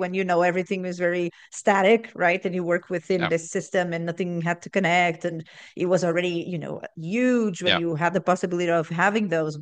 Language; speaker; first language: English; non-native, fluent; Portuguese